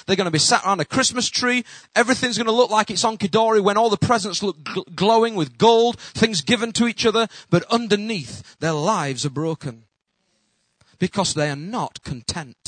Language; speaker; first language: English; native; English